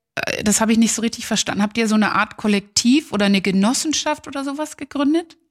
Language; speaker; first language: German; native; German